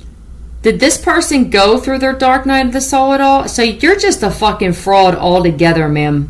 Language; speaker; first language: English; native; English